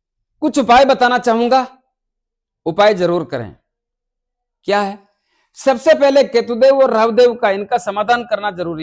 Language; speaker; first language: Hindi; native; Hindi